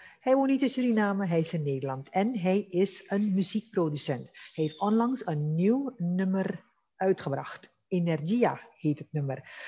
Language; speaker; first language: Dutch; native; Dutch